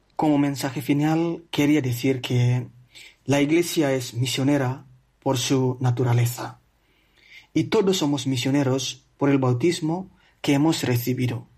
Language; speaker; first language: Spanish; non-native, fluent; Indonesian